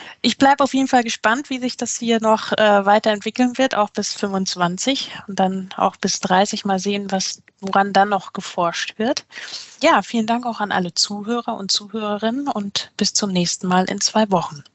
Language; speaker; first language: German; native; German